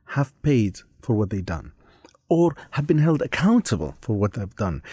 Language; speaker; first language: English; non-native, fluent; Arabic